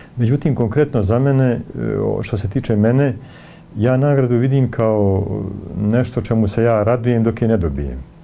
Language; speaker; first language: Bosnian; native; Bosnian